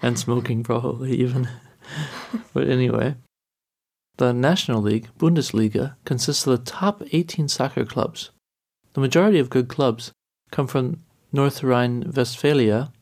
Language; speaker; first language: English; native; English